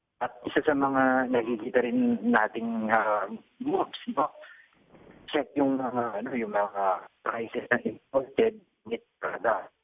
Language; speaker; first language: Filipino; native; Filipino